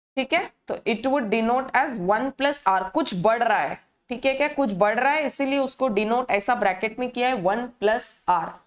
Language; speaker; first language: Hindi; native; Hindi